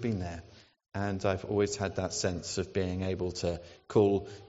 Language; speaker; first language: English; native; English